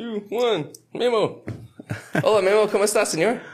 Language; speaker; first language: Spanish; non-native, learner; English